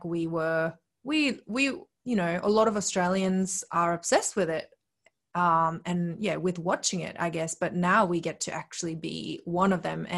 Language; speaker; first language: English; early bilingual, other home language; Korean